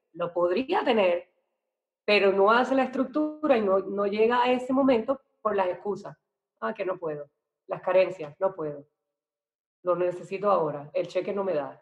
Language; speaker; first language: Spanish; native; Spanish